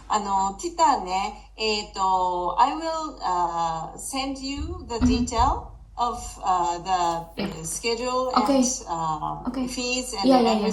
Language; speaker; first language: English; non-native, fluent; Japanese